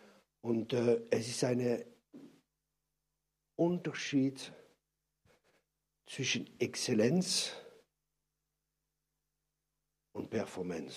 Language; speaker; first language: German; non-native, fluent; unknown